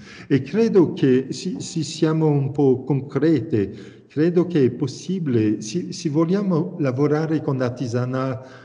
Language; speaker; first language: Italian; non-native, learner; French